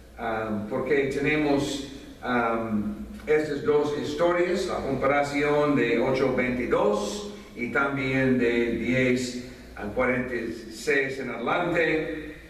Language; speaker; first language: Spanish; non-native, fluent; English